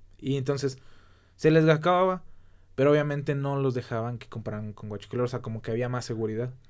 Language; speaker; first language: Spanish; native; Spanish